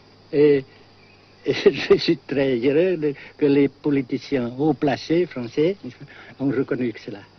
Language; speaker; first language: French; non-native, local second language; Vietnamese